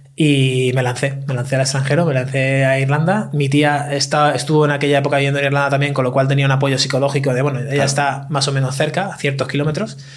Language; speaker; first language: Spanish; native; Spanish